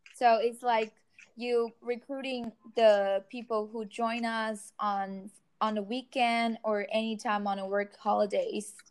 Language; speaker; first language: English; non-native, fluent; Chinese